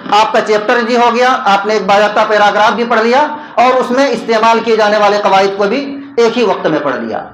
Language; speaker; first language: Urdu; native; Urdu